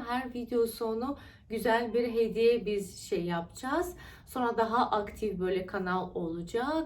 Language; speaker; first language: Turkish; non-native, fluent; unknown